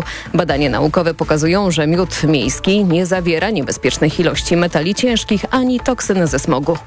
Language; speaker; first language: Polish; native; Polish